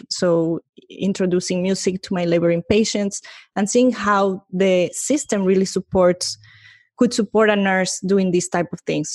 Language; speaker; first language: English; non-native, fluent; Spanish